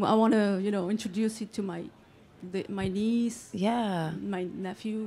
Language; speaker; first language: English; non-native, fluent; French